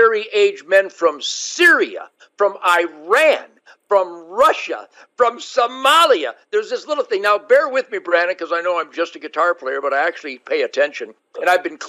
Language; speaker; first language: English; native; English